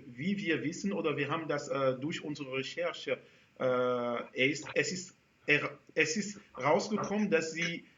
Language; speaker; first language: German; non-native, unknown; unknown